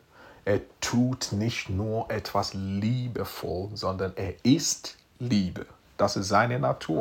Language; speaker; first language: German; non-native, fluent; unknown